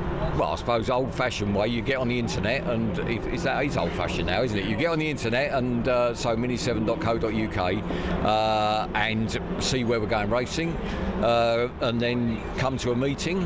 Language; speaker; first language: English; native; English